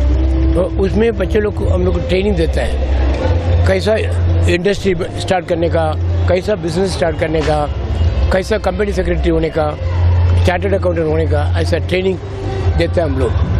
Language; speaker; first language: Hindi; non-native, local second language; Tamil